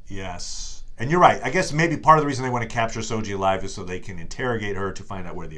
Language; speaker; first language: English; native; English